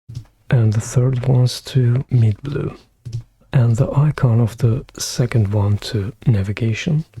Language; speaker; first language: English; non-native, fluent; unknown